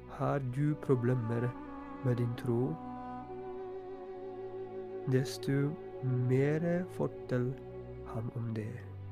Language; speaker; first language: Norwegian; non-native, fluent; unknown